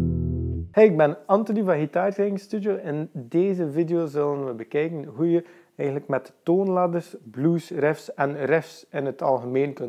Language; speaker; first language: Dutch; native; Dutch